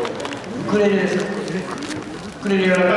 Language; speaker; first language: Japanese; native; Japanese